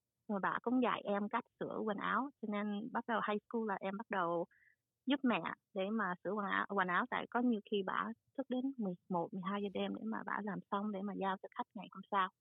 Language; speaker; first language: Vietnamese; early bilingual, heritage; Vietnamese